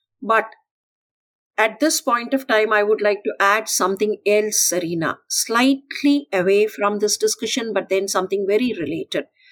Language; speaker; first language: English; non-native, local second language; Tamil